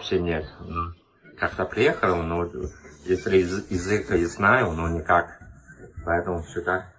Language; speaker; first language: Russian; non-native, learner; Chinese